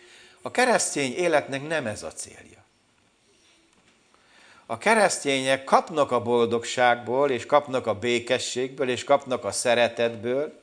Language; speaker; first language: Hungarian; native; Hungarian